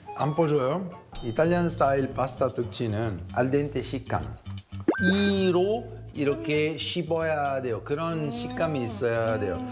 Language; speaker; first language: Korean; non-native, fluent; Italian